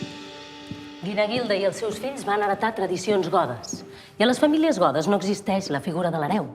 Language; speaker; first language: Catalan; native; Catalan